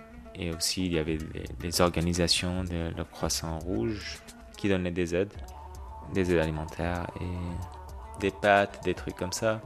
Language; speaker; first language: French; non-native, fluent; Arabic